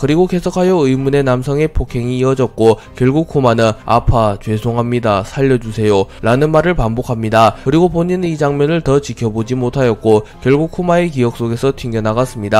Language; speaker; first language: Korean; native; Korean